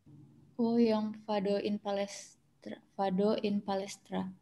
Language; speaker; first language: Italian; non-native, learner; Indonesian